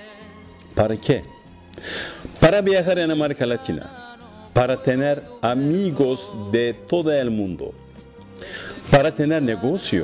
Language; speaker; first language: Spanish; non-native, fluent; Turkish